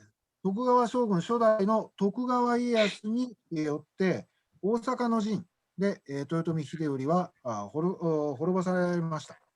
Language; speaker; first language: Japanese; native; Japanese